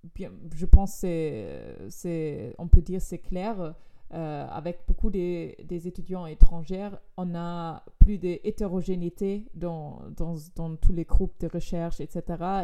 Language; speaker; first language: French; non-native, fluent; German